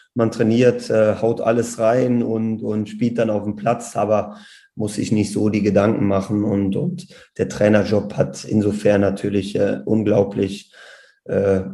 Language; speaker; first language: German; native; German